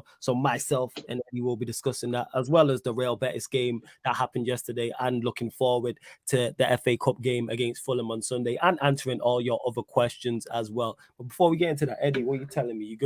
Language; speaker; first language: English; native; English